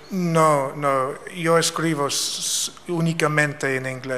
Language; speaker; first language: Spanish; non-native, fluent; English